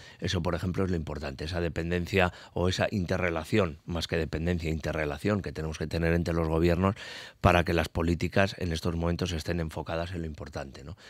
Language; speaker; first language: Spanish; native; Spanish